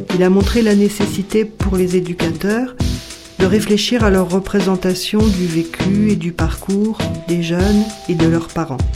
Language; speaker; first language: French; native; French